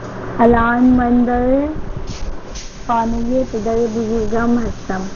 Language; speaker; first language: Persian; non-native, learner; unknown